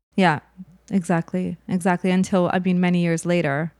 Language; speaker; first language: English; native; English